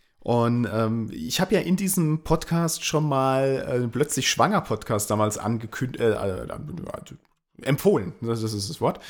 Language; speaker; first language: German; native; German